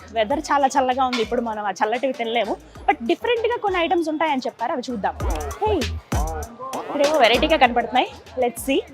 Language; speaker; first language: Telugu; native; Telugu